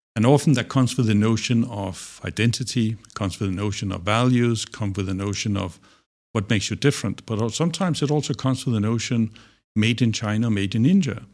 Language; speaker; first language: English; non-native, fluent; Danish